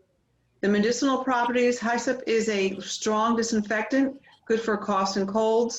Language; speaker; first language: English; native; English